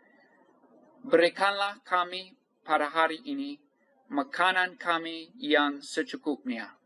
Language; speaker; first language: Indonesian; non-native, fluent; English